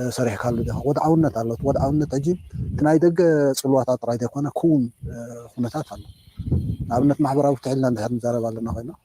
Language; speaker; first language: Tigrinya; native; Tigrinya